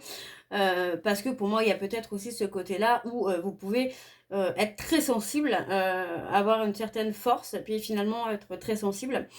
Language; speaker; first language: French; native; French